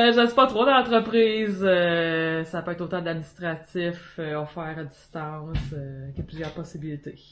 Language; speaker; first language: French; native; French